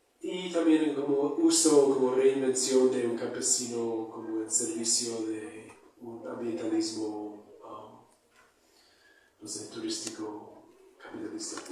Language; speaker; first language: Spanish; non-native, fluent; English